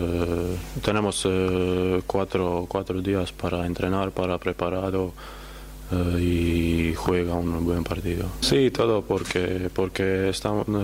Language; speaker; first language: Spanish; non-native, learner; Croatian